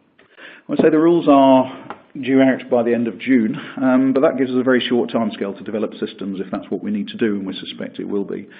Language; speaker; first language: English; native; English